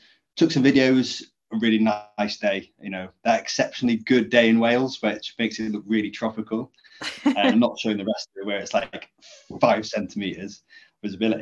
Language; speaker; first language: English; native; English